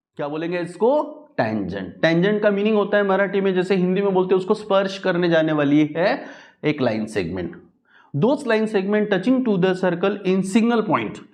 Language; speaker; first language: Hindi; non-native, local second language; Marathi